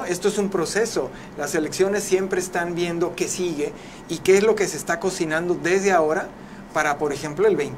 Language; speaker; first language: Spanish; native; Spanish